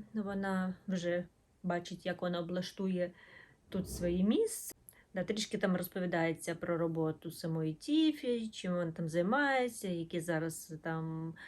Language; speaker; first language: Ukrainian; non-native, local second language; Russian